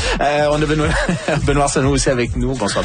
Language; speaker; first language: French; native; French